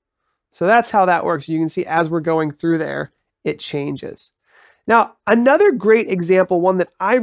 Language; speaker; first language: English; native; English